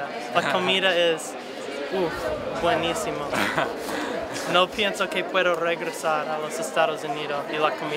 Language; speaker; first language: Spanish; non-native, learner; English